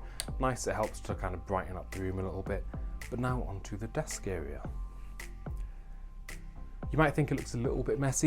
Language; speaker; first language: English; native; English